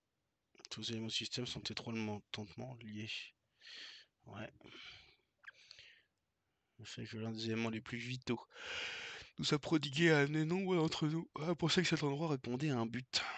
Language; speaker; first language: French; native; French